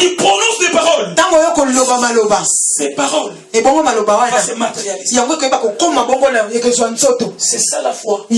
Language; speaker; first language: French; non-native, local second language; Lingala